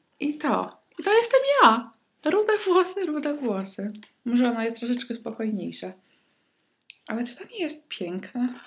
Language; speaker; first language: Polish; early bilingual, heritage; Polish